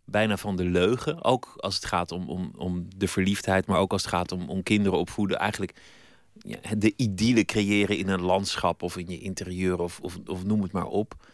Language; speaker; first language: Dutch; native; Dutch